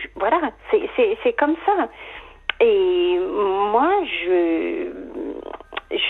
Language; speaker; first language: French; native; French